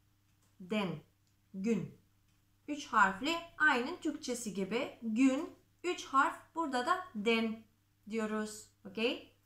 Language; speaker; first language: Turkish; non-native, fluent; Macedonian